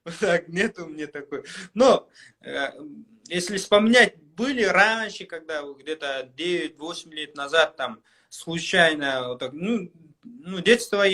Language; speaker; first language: Russian; non-native, local second language; Kyrgyz